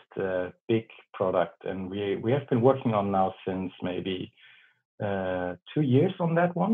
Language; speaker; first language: English; non-native, fluent; German